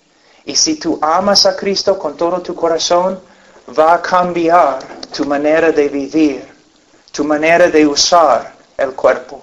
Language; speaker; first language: Spanish; non-native, fluent; English